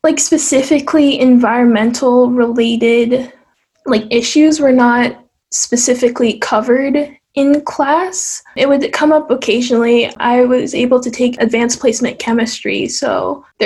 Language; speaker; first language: English; native; English